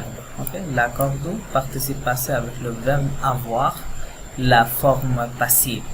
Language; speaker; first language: French; non-native, fluent; Bangla